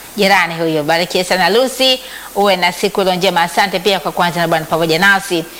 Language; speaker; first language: Swahili; native; Swahili